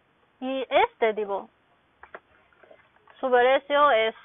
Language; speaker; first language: Spanish; non-native, learner; Chinese